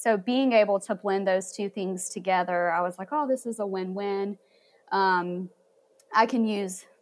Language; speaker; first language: English; native; English